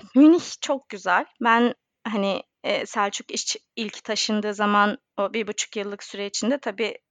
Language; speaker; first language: Turkish; native; Turkish